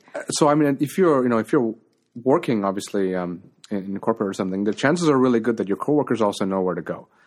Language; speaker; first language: English; native; English